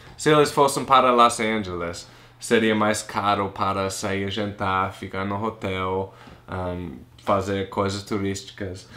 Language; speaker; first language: Portuguese; non-native, fluent; English